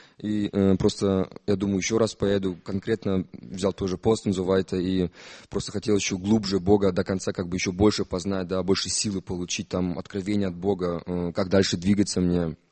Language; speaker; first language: Russian; early bilingual, heritage; Russian